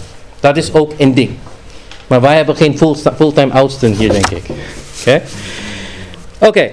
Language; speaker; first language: Dutch; non-native, fluent; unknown